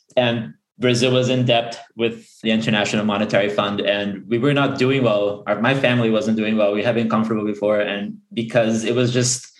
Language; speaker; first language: English; early bilingual, other home language; Portuguese